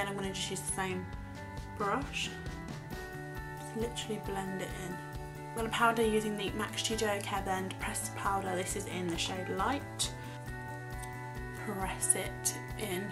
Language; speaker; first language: English; native; English